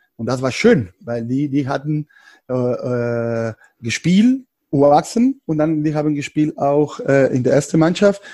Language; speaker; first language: German; non-native, learner; Spanish